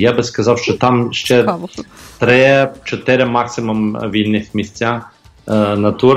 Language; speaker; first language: Ukrainian; early bilingual, heritage; Ukrainian